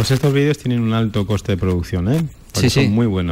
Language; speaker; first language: Spanish; native; Spanish